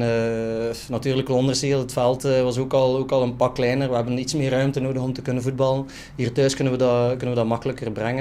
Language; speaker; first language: Dutch; native; Dutch